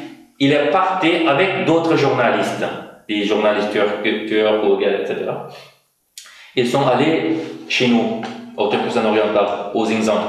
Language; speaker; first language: French; non-native, fluent; Uyghur